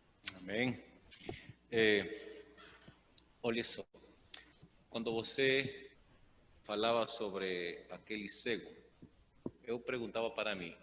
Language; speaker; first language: Portuguese; non-native, fluent; Spanish